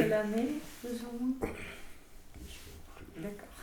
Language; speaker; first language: French; non-native, learner; Spanish